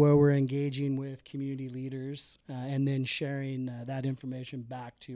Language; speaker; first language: English; native; English